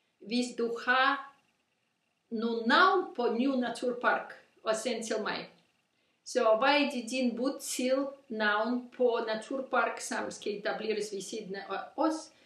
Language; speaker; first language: Danish; non-native, learner; Russian